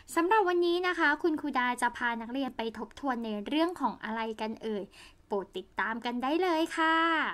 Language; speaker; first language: Thai; native; Thai